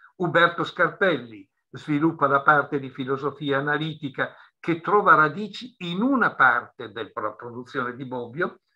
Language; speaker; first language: Italian; native; Italian